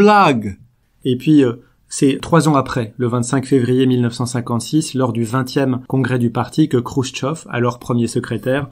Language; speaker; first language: French; native; French